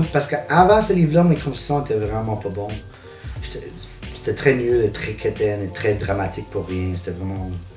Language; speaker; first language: French; early bilingual, heritage; French